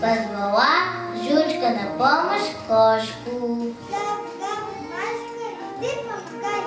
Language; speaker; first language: Russian; non-native, learner; Bulgarian